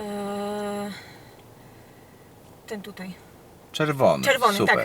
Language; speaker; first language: Polish; native; Polish